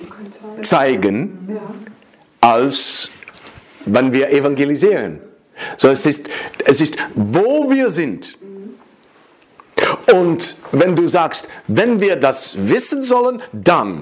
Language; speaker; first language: German; non-native, fluent; Dutch